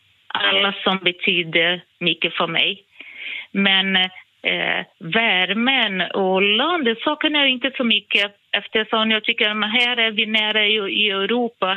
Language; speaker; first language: Swedish; non-native, fluent; Portuguese